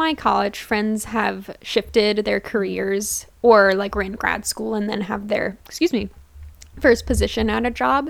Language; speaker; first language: English; native; English